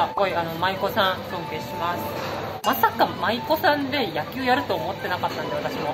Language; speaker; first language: Japanese; native; Japanese